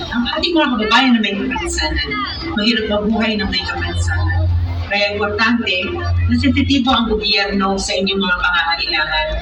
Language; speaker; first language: Filipino; native; Filipino